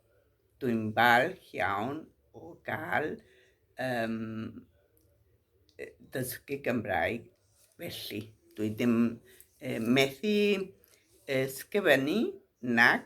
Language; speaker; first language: Welsh; early bilingual, heritage; Spanish